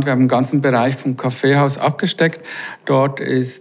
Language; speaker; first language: German; native; German